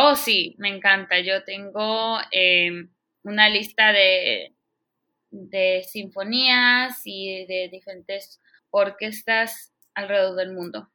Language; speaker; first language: Spanish; early bilingual, heritage; Spanish